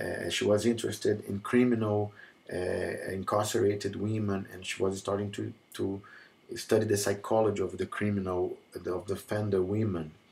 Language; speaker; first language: English; non-native, fluent; Portuguese